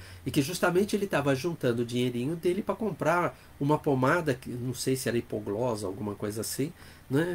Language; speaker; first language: Portuguese; native; Portuguese